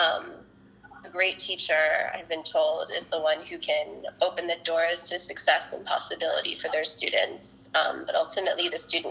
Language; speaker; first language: English; native; English